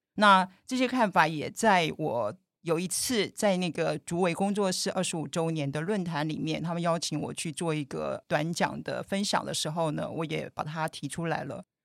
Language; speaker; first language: Chinese; native; Chinese